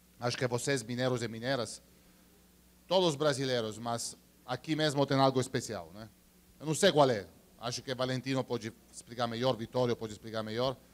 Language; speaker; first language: Portuguese; non-native, fluent; Italian